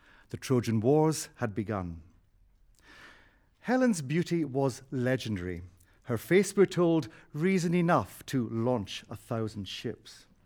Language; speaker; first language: English; native; English